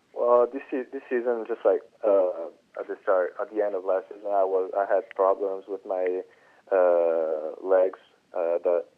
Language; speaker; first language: English; non-native, fluent; Italian